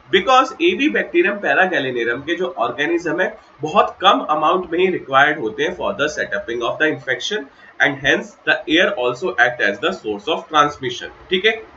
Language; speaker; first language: Hindi; native; Hindi